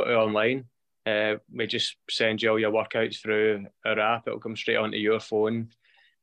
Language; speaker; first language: English; native; English